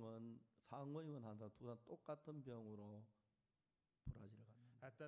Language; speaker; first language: Korean; native; Korean